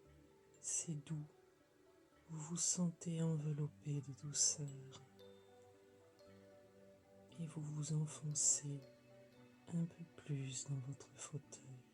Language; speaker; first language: French; native; French